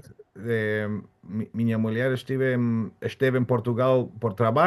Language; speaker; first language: Portuguese; non-native, learner; German